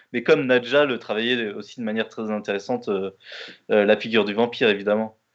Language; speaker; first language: French; native; French